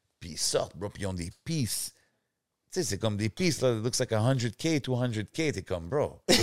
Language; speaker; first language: French; native; French